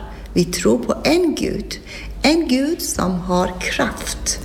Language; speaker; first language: Swedish; non-native, learner; Persian